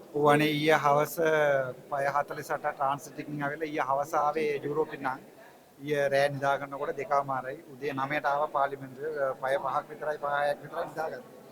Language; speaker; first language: Sinhala; non-native, local second language; Tamil